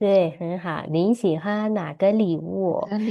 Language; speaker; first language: Chinese; non-native, fluent; Indonesian